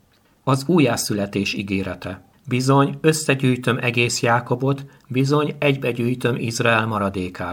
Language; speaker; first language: Hungarian; native; Hungarian